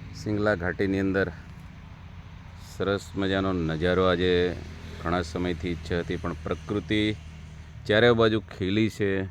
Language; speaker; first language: Gujarati; native; Gujarati